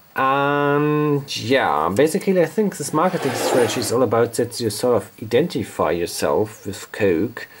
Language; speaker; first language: English; non-native, fluent; German